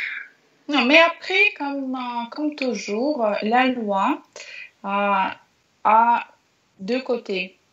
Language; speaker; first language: French; non-native, learner; Russian